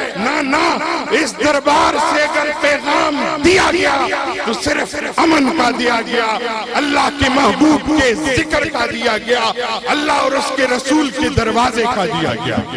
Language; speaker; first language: Urdu; non-native, local second language; Pashto